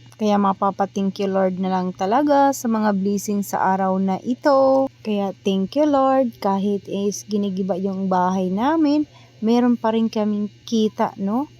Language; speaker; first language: Filipino; native; Filipino